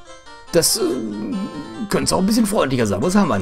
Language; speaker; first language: German; native; German